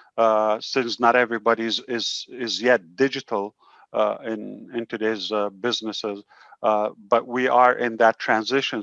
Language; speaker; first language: English; non-native, fluent; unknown